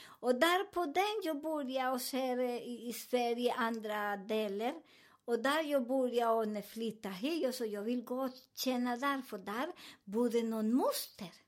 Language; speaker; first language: Swedish; non-native, learner; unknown